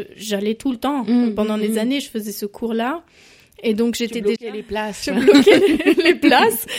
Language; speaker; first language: French; non-native, fluent; German